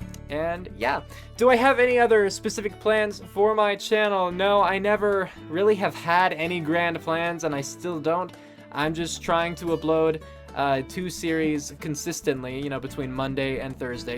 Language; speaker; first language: English; native; English